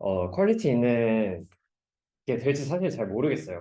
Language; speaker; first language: Korean; native; Korean